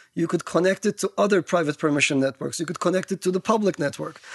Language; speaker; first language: English; non-native, fluent; Turkish